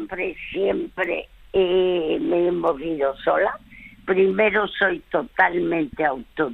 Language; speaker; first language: Spanish; early bilingual, other home language; French